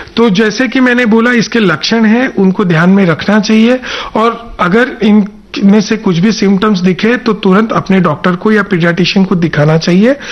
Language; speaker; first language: Hindi; non-native, local second language; Marathi